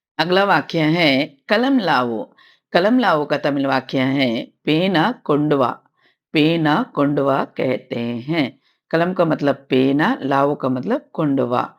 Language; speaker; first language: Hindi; non-native, local second language; Tamil